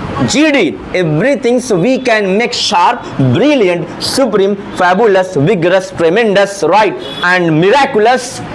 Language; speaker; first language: English; non-native, local second language; Hindi